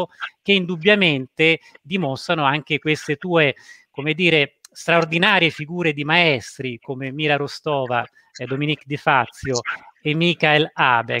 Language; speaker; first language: Italian; native; Italian